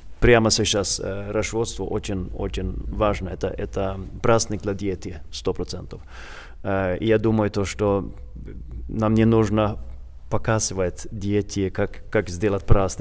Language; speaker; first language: Russian; non-native, learner; Swedish